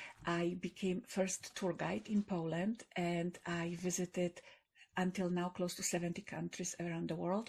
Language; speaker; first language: English; non-native, fluent; Polish